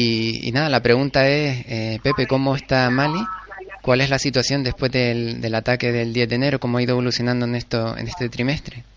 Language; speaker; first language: Spanish; native; Spanish